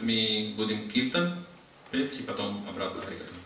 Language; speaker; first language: Russian; non-native, learner; Hindi